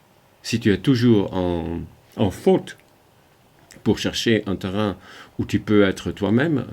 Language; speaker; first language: French; non-native, fluent; Dutch